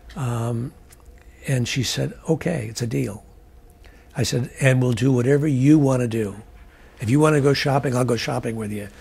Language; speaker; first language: English; native; English